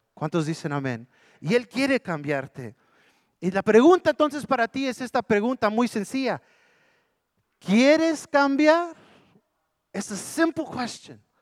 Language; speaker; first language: Spanish; early bilingual, heritage; Spanish